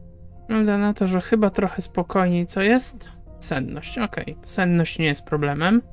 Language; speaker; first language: Polish; native; Polish